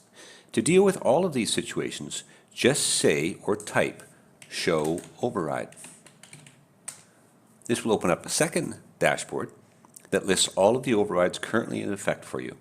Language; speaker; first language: English; native; English